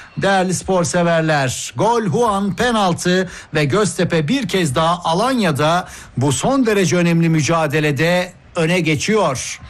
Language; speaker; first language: Turkish; native; Turkish